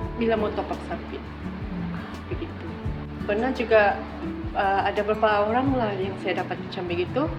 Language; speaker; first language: Malay; native; Malay